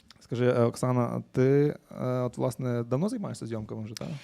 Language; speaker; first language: Ukrainian; native; Ukrainian